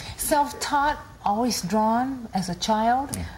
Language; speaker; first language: English; native; English